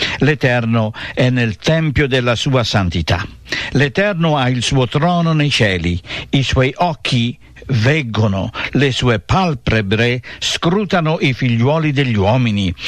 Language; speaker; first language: Italian; native; Italian